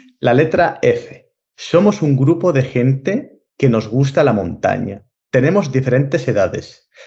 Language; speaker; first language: Spanish; native; Spanish